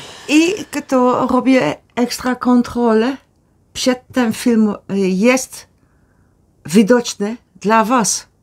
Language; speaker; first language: Polish; non-native, learner; Dutch